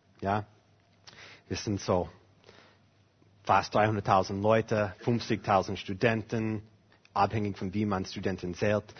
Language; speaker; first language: German; non-native, fluent; English